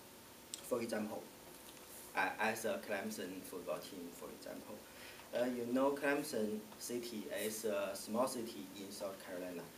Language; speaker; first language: English; non-native, learner; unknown